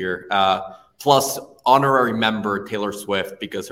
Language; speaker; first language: English; non-native, fluent; Spanish